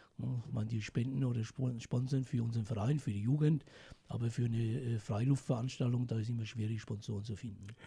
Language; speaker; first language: German; native; German